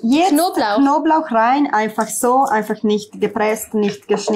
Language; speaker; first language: German; non-native, learner; Italian